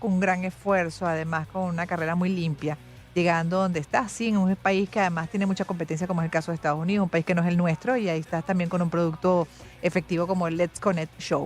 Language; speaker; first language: Spanish; native; Spanish